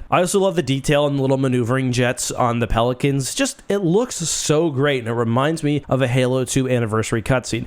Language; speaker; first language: English; native; English